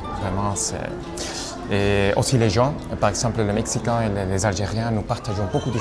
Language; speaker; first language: French; non-native, fluent; Spanish